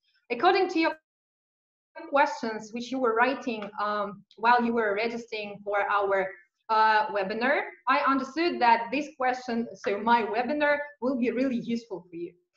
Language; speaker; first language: English; non-native, fluent; Russian